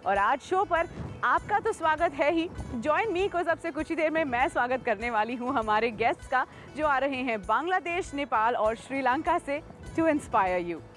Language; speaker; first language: Hindi; native; Hindi